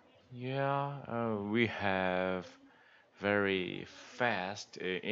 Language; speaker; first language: English; non-native, learner; Korean